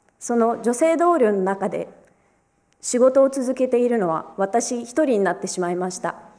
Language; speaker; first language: Japanese; early bilingual, other home language; Romanian